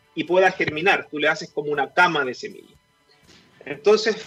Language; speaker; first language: Spanish; native; Spanish